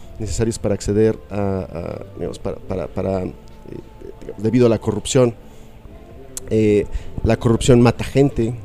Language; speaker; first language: Spanish; native; Spanish